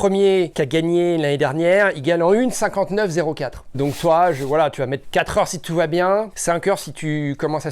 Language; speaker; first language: French; native; French